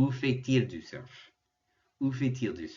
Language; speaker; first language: French; non-native, fluent; English